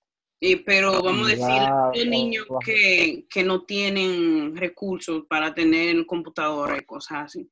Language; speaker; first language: Spanish; early bilingual, heritage; Spanish